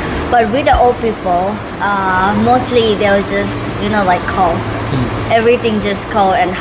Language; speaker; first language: English; non-native, learner; Thai